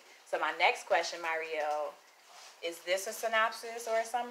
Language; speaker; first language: English; native; English